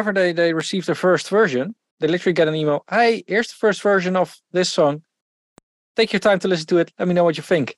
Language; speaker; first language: English; non-native, fluent; Dutch